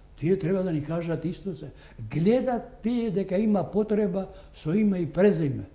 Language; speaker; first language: Macedonian; non-native, local second language; Albanian